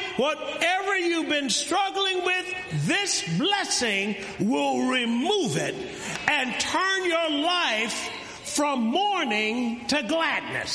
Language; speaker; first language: English; native; English